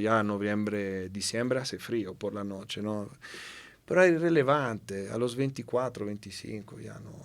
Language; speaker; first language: Spanish; non-native, fluent; Italian